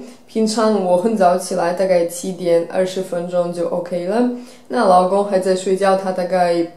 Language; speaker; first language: Chinese; non-native, fluent; Russian